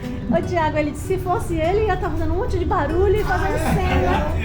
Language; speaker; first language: Portuguese; native; Portuguese